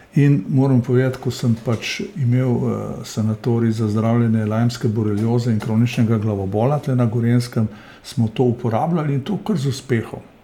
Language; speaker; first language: Slovenian; native; Slovenian